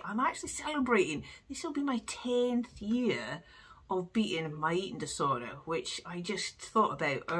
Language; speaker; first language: English; native; English